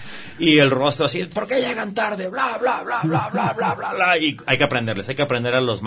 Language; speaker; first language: Spanish; native; Spanish